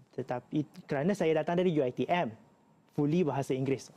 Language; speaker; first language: Malay; native; Malay